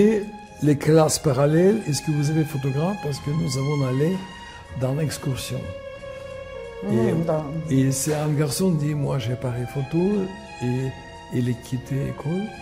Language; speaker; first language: French; non-native, fluent; Russian